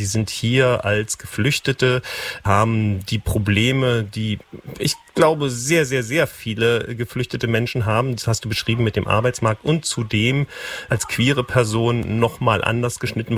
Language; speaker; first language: German; native; German